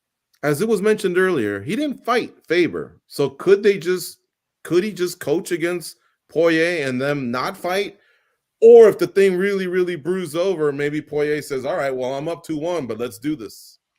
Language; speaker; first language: English; native; English